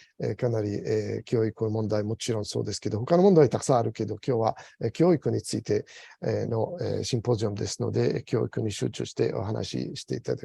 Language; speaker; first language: Japanese; non-native, fluent; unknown